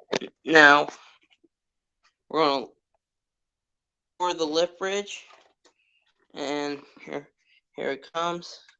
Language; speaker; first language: English; native; English